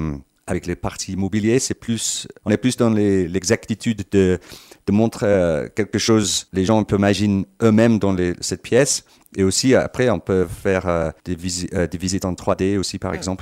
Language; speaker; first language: French; non-native, fluent; English